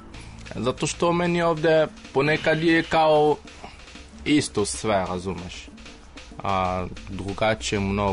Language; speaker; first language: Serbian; non-native, learner; French